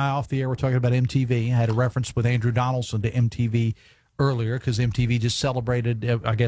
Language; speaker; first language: English; native; English